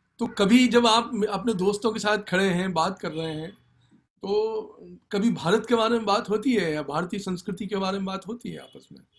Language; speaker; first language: Hindi; native; Hindi